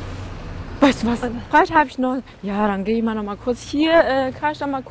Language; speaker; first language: German; non-native, fluent; Chinese